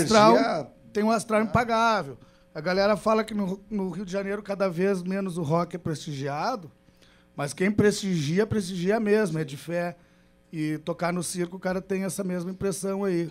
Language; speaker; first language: Portuguese; native; Portuguese